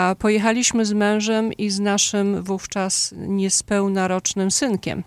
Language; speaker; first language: Polish; native; Polish